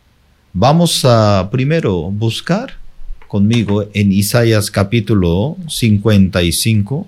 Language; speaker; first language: Spanish; non-native, fluent; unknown